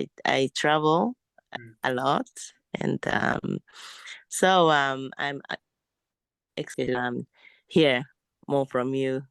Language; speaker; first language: English; non-native, fluent; Japanese